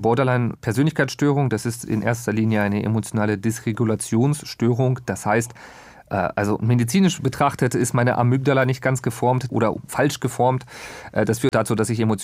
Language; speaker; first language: German; native; German